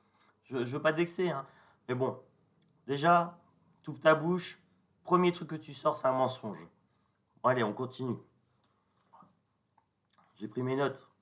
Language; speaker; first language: French; native; French